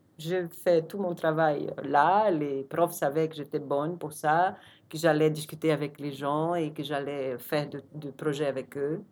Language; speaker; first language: French; non-native, fluent; Portuguese